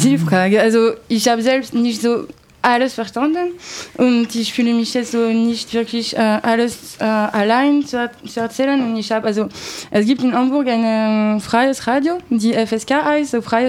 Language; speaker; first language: German; non-native, learner; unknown